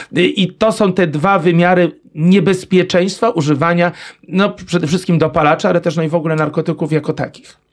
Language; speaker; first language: Polish; native; Polish